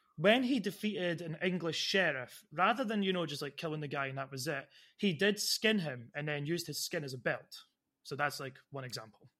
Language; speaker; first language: English; native; English